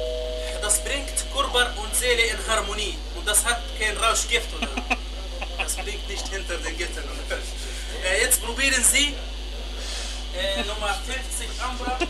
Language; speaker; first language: German; non-native, fluent; Arabic